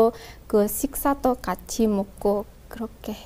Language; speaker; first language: Korean; non-native, learner; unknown